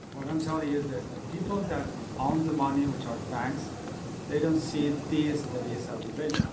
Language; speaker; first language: English; non-native, fluent; Spanish